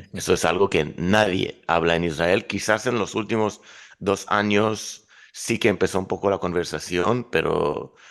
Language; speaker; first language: Spanish; non-native, fluent; Hebrew